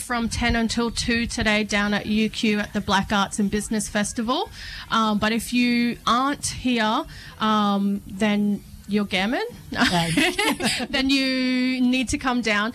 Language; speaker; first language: English; native; English